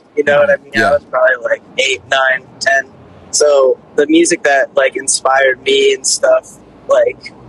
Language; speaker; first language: English; native; English